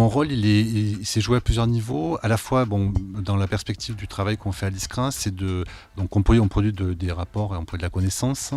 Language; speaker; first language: French; native; French